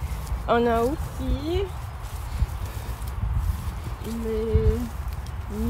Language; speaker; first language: French; non-native, learner; English